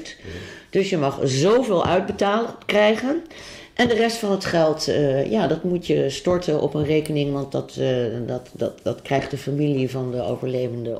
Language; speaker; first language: Dutch; native; Dutch